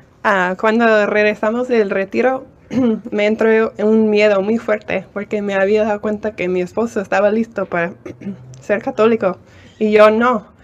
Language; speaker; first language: Spanish; non-native, fluent; English